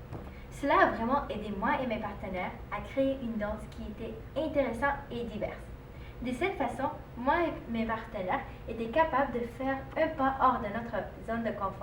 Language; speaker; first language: French; non-native, learner; English